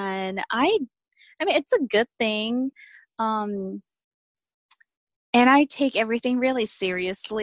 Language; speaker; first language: English; non-native, fluent; Korean